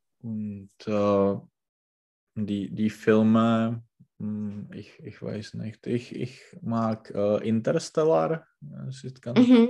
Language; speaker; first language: German; non-native, learner; Czech